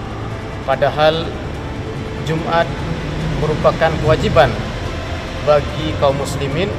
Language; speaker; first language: Indonesian; native; Indonesian